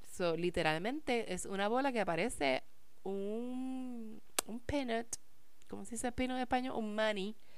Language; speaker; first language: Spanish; early bilingual, heritage; Spanish